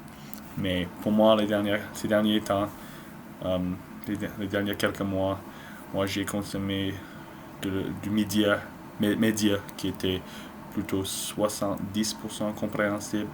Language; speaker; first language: French; non-native, learner; English